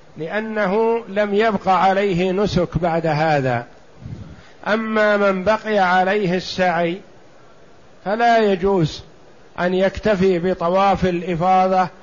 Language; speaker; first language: Arabic; native; Arabic